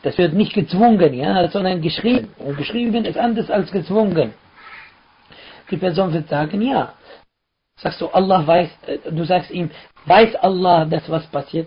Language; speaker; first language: German; non-native, fluent; Arabic